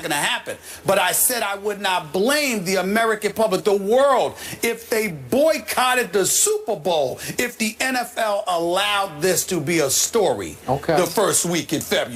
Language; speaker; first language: English; native; English